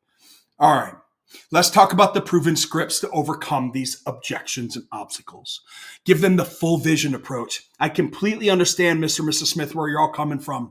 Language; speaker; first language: English; native; English